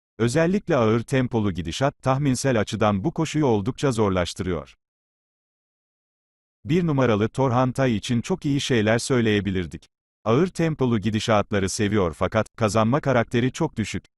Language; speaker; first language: Turkish; native; Turkish